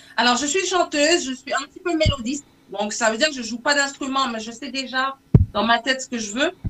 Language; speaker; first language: French; non-native, local second language; English